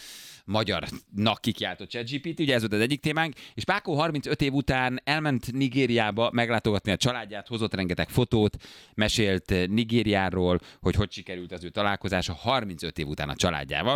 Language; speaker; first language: Hungarian; native; Hungarian